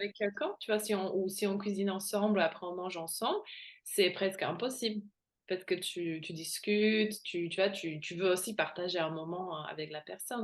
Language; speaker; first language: French; non-native, fluent; Slovak